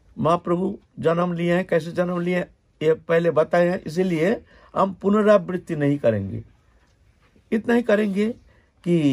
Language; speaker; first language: Hindi; non-native, local second language; Bangla